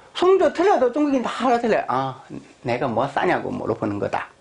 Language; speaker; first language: Korean; non-native, fluent; Chinese